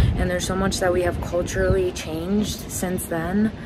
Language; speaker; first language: English; early bilingual, other home language; Spanish